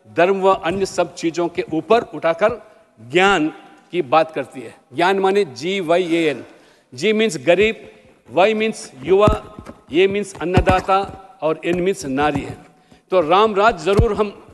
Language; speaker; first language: Hindi; non-native, local second language; Telugu